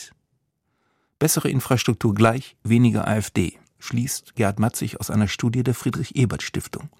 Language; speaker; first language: German; native; German